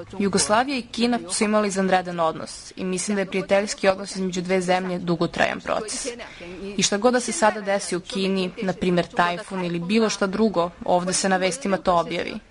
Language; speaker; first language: Serbian; non-native, fluent; Chinese